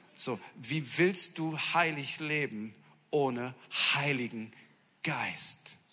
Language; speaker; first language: German; native; German